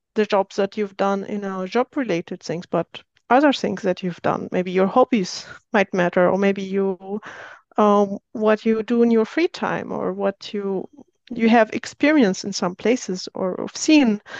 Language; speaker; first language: English; non-native, fluent; Arabic